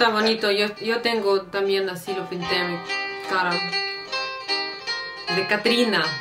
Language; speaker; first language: Spanish; non-native, fluent; Russian